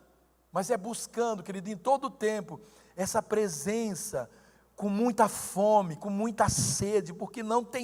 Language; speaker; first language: Portuguese; native; Portuguese